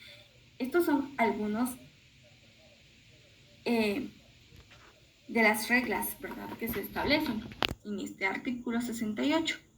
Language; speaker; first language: Spanish; native; Spanish